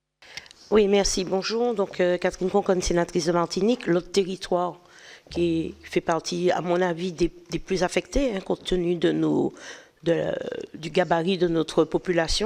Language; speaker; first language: French; native; French